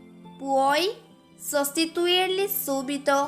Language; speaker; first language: Italian; non-native, fluent; Urdu